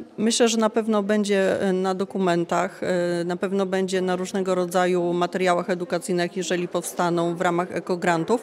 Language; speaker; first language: Polish; native; Polish